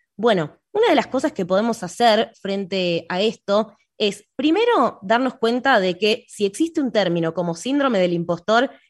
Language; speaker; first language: Spanish; native; Spanish